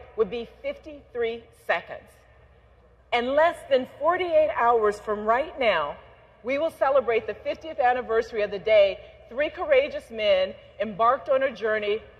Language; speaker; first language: English; native; English